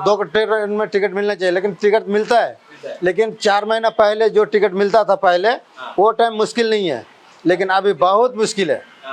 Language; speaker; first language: Hindi; non-native, local second language; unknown